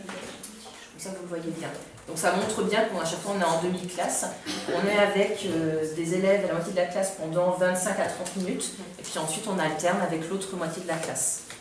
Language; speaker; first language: French; native; French